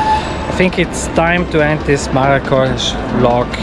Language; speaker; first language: English; non-native, fluent; German